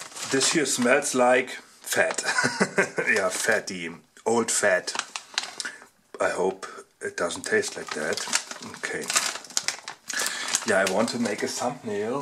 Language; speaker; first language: English; non-native, fluent; German